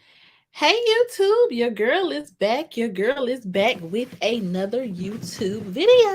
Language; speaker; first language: English; native; English